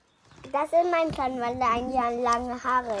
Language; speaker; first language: German; early bilingual, other home language; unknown